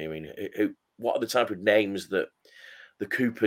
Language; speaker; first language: English; native; English